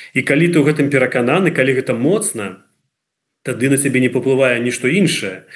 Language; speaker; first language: Belarusian; non-native, local second language; Russian